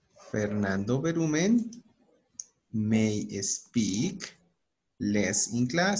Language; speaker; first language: English; non-native, fluent; Spanish